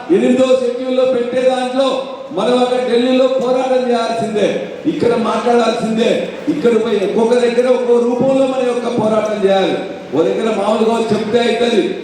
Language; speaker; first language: Telugu; native; Telugu